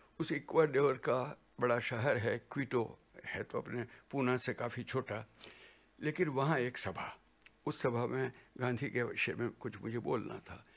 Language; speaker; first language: Hindi; non-native, local second language; Gujarati